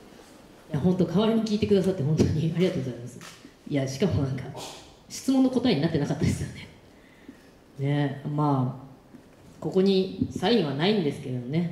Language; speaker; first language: Japanese; native; Japanese